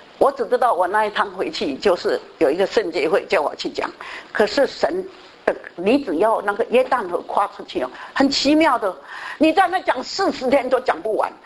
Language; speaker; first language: Chinese; native; Chinese